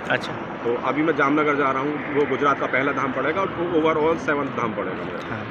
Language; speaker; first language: Hindi; native; Hindi